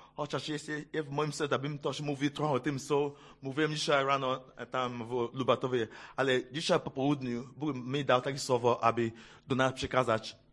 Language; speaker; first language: Polish; non-native, fluent; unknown